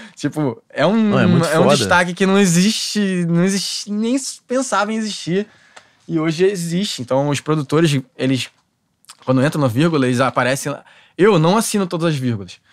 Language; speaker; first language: Portuguese; native; Portuguese